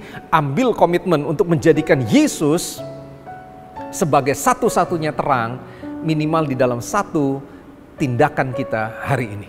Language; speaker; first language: Indonesian; native; Indonesian